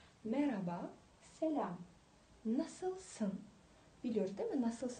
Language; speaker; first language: Turkish; non-native, fluent; Kazakh